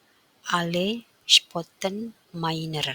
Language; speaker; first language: German; non-native, fluent; Indonesian